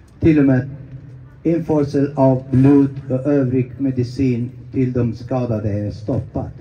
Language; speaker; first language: Swedish; non-native, fluent; Persian